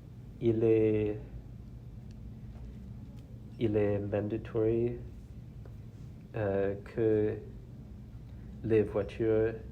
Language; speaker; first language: French; non-native, learner; English